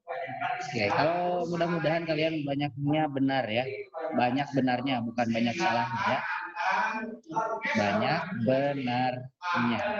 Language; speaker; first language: Indonesian; native; Indonesian